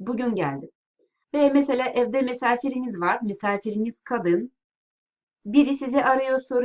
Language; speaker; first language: Turkish; non-native, fluent; Russian